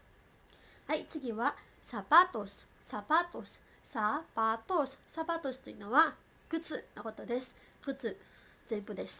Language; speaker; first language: Japanese; non-native, fluent; Filipino